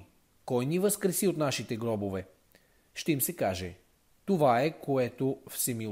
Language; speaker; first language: Bulgarian; native; Bulgarian